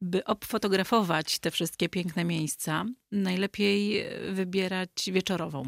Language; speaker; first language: Polish; native; Polish